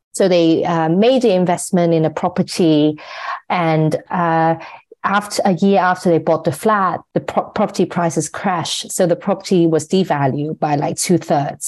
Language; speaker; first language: English; non-native, local second language; Cantonese